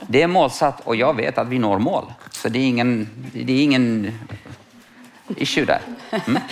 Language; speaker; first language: Swedish; non-native, fluent; Kurdish